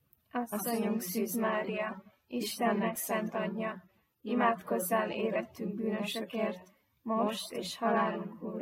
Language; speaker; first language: Hungarian; native; Hungarian